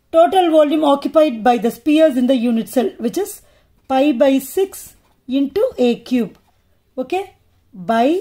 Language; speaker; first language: English; non-native, local second language; Tamil